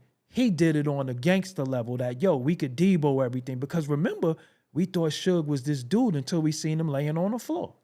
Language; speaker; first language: English; native; English